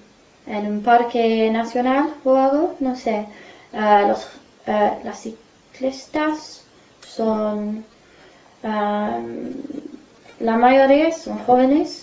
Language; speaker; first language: Spanish; non-native, learner; English